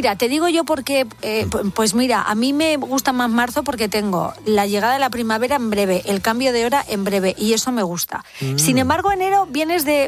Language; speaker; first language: Spanish; native; Spanish